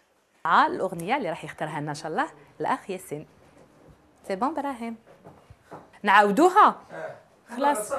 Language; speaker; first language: Arabic; native; Arabic